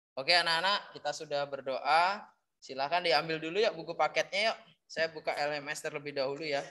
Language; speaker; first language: Indonesian; native; Indonesian